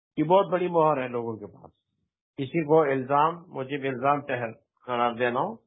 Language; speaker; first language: Urdu; non-native, local second language; Pashto